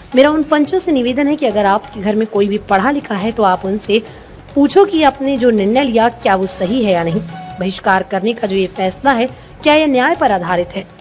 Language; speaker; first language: Hindi; native; Hindi